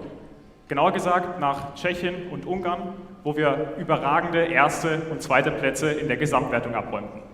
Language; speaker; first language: German; native; German